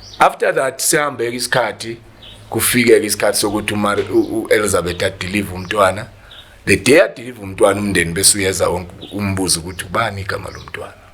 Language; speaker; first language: Zulu; native; Zulu